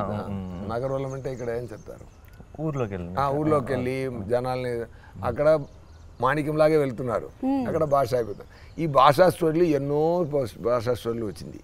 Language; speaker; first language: Telugu; non-native, fluent; Tamil